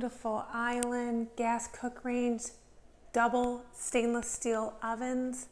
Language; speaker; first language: English; native; English